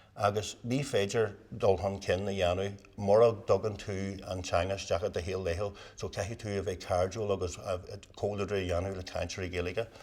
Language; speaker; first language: Irish; non-native, local second language; English